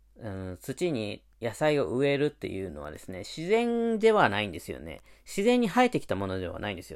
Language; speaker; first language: Japanese; native; Japanese